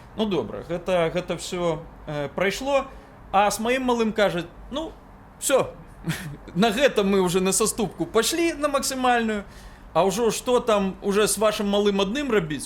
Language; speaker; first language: Belarusian; non-native, local second language; Russian